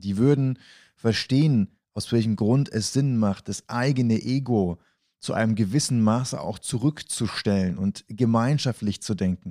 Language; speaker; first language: German; native; German